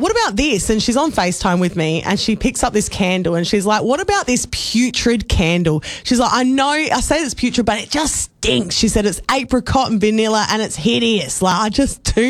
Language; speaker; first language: English; native; English